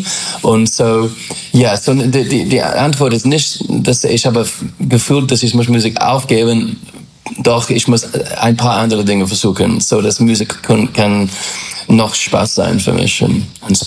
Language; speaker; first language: German; non-native, learner; English